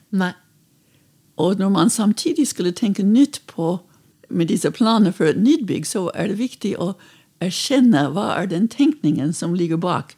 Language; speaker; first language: Norwegian; non-native, fluent; English